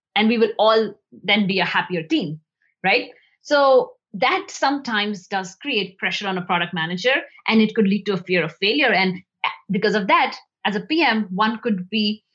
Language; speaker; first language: English; non-native, local second language; Hindi